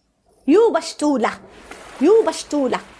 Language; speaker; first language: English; non-native, learner; Arabic